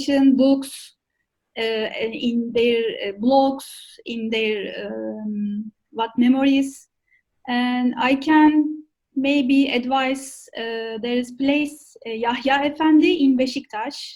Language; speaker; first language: English; non-native, fluent; Turkish